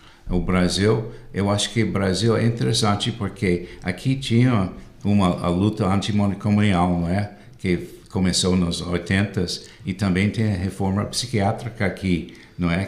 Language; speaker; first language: Portuguese; non-native, fluent; English